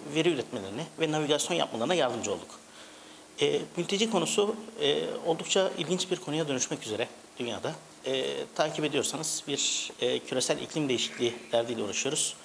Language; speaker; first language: Turkish; native; Turkish